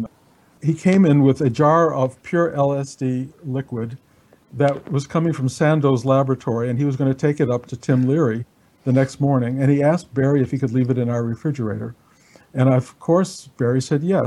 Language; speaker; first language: English; native; English